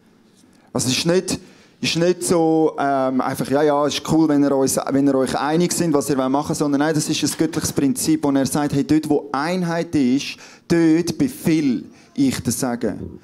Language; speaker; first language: German; native; German